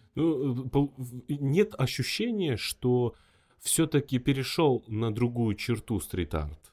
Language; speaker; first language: Russian; native; Russian